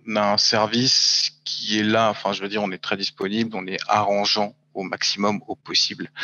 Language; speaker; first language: French; native; French